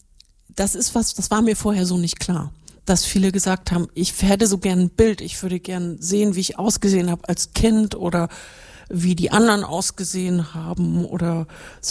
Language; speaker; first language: German; native; German